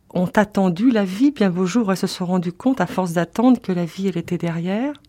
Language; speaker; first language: French; native; French